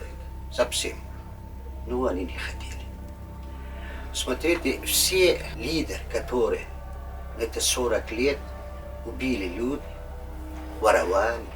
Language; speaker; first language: Russian; non-native, learner; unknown